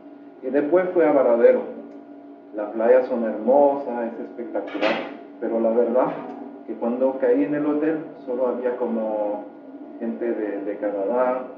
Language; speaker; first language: Spanish; non-native, fluent; French